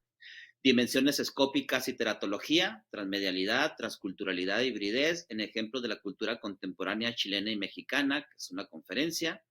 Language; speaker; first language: Spanish; native; Spanish